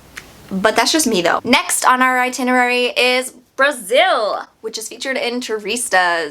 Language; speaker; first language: English; native; English